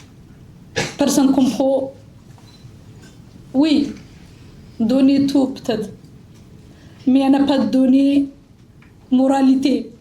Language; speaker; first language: French; non-native, learner; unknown